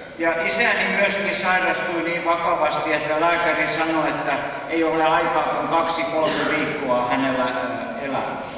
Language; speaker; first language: Finnish; native; Finnish